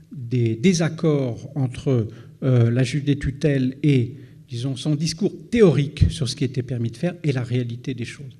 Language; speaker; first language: French; native; French